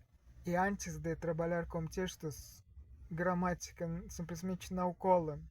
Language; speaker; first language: Portuguese; non-native, learner; Russian